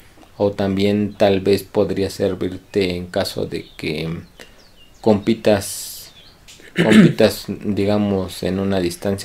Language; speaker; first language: Spanish; native; Spanish